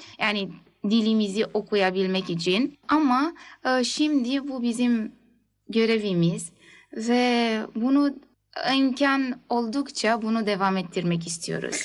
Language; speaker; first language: Turkish; early bilingual, heritage; Turkish